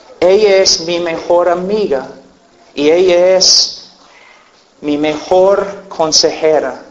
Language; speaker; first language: Spanish; non-native, fluent; English